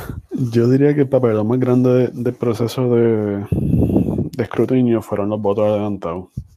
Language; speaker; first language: Spanish; early bilingual, heritage; Spanish